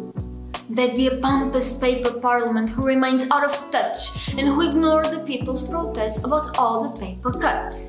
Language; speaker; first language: English; non-native, learner; Portuguese